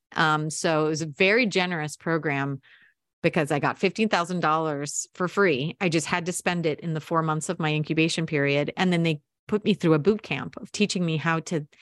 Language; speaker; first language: English; native; English